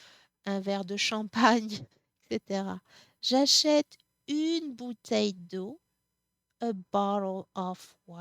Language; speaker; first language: French; non-native, fluent; English